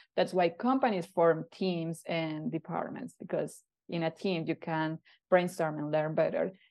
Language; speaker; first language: English; non-native, fluent; Spanish